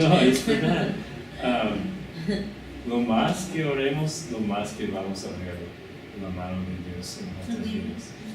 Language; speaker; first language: Spanish; non-native, fluent; English